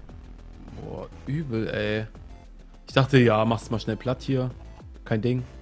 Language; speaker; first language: German; native; German